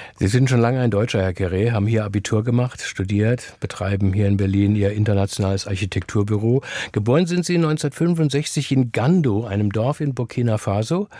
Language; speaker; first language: German; native; German